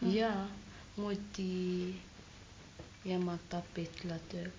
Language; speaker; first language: Dutch; non-native, learner; Arabic